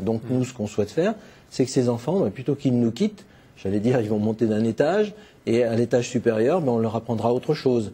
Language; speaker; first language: French; native; French